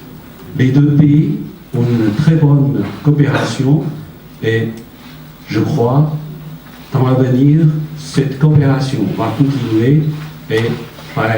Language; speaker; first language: French; non-native, fluent; Chinese